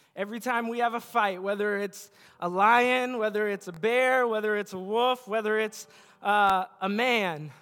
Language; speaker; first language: English; native; English